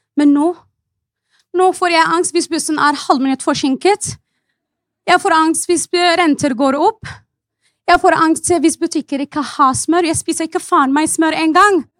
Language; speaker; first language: Norwegian; non-native, fluent; Arabic